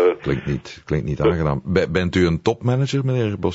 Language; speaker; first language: Dutch; native; Dutch